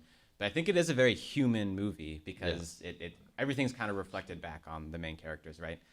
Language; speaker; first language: English; native; English